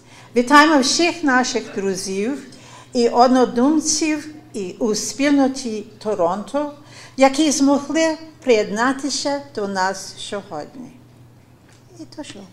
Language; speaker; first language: Ukrainian; early bilingual, heritage; English